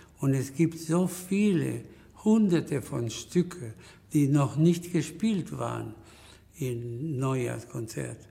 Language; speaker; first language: German; non-native, fluent; Spanish